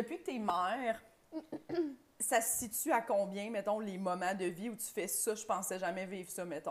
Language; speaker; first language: French; native; French